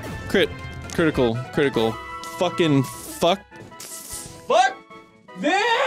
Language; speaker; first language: English; native; English